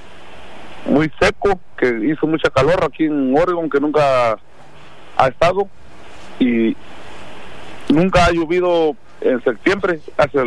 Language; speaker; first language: Spanish; non-native, local second language; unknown